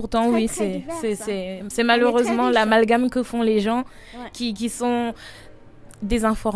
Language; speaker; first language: French; native; French